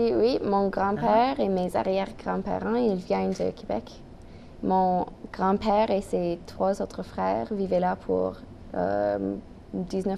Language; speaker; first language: French; non-native, local second language; English